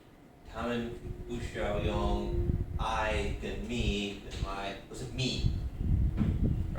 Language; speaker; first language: Chinese; non-native, learner; English